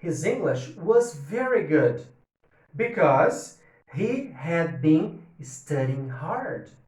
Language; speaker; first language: English; non-native, fluent; Portuguese